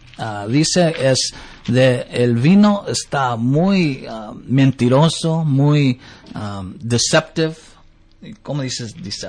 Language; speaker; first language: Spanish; early bilingual, heritage; English